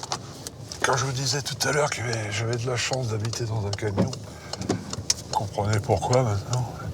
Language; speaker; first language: French; native; French